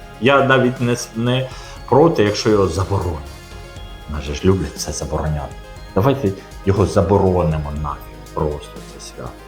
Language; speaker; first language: Ukrainian; non-native, local second language; Russian